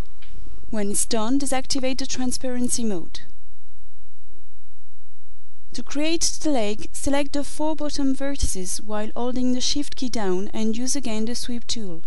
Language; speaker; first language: English; non-native, fluent; French